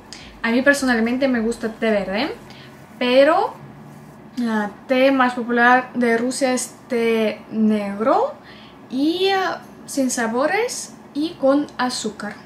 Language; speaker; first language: Spanish; non-native, fluent; Russian